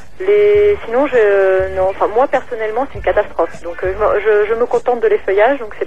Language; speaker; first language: French; native; French